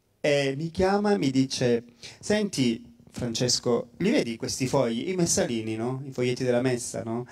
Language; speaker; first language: Italian; native; Italian